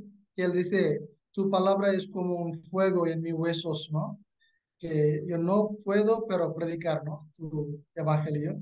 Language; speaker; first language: Spanish; non-native, fluent; Tamil